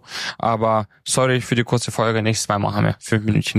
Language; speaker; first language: German; native; German